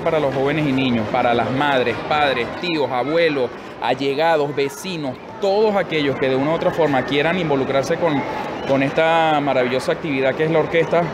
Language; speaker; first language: Spanish; native; Spanish